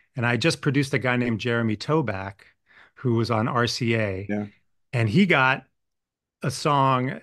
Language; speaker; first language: English; native; English